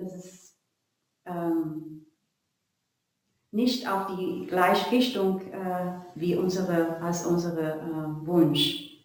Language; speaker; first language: German; non-native, learner; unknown